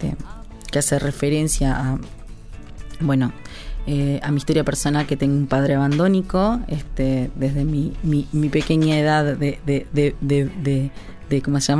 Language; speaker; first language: Spanish; native; Spanish